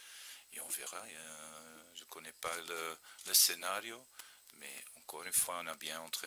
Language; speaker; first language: French; non-native, fluent; Dutch